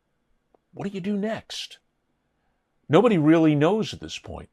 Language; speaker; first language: English; native; English